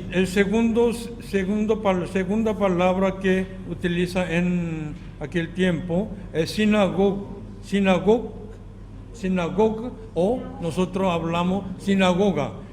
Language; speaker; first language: Spanish; non-native, learner; Korean